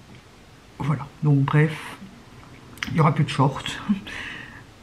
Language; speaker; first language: French; native; French